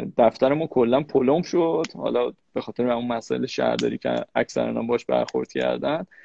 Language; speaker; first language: Persian; native; Persian